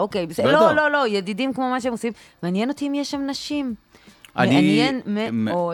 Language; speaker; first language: Hebrew; native; Hebrew